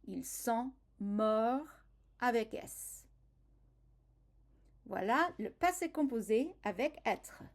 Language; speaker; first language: French; non-native, fluent; English